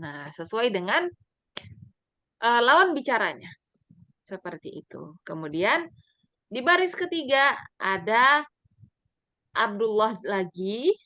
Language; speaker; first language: Indonesian; native; Indonesian